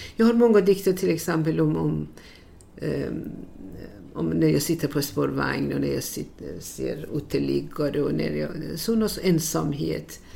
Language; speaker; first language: Swedish; non-native, fluent; Persian